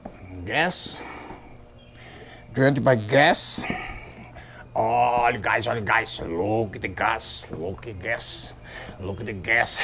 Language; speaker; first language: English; non-native, learner; Portuguese